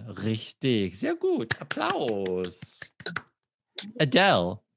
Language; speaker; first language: German; non-native, fluent; English